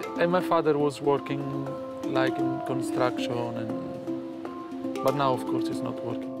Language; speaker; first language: English; non-native, fluent; Italian